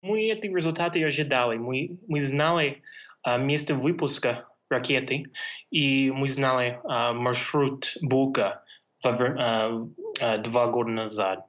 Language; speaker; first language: Russian; non-native, fluent; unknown